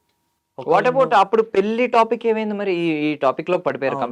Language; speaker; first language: Telugu; native; Telugu